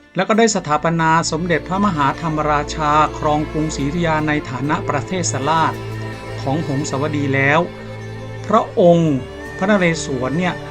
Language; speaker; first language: Thai; native; Thai